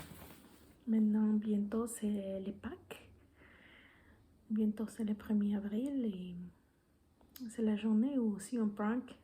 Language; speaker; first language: French; non-native, fluent; Spanish